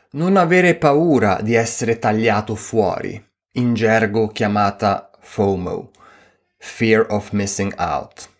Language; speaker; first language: Italian; native; Italian